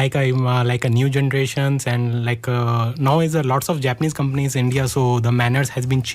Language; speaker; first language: English; non-native, learner; Hindi